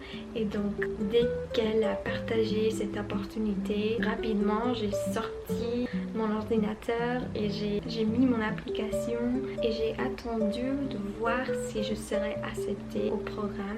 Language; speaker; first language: French; non-native, fluent; English